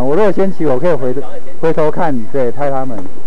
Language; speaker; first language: Chinese; native; Chinese